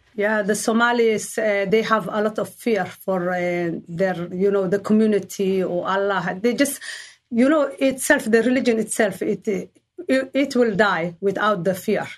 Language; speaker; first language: English; non-native, learner; Somali